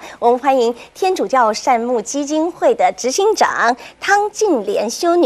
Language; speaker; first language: Chinese; native; Chinese